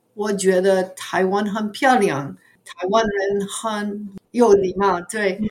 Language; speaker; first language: Chinese; non-native, fluent; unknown